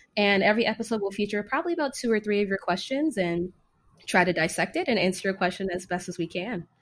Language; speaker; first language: English; native; English